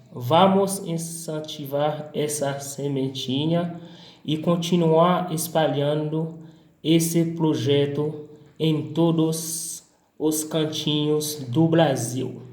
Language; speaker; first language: Portuguese; non-native, learner; Haitian Creole